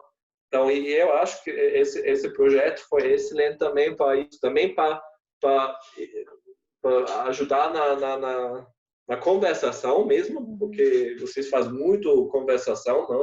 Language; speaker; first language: Portuguese; non-native, fluent; German